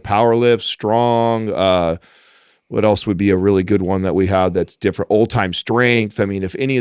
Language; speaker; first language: English; native; English